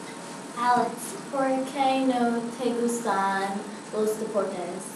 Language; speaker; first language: Spanish; non-native, learner; English